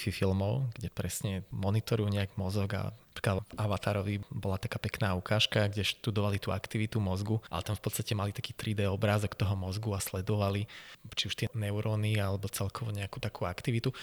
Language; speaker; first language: Slovak; native; Slovak